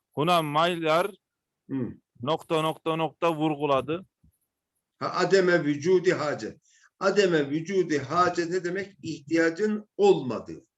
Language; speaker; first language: Turkish; native; Turkish